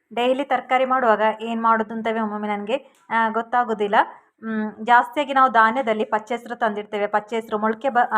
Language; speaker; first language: Kannada; non-native, local second language; Tulu